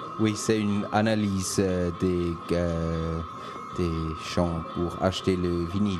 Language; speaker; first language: French; non-native, learner; German